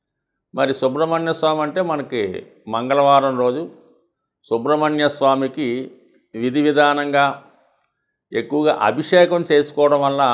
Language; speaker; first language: Telugu; native; Telugu